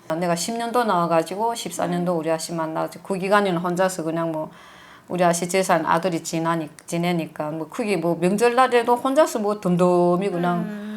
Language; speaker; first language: Korean; native; Korean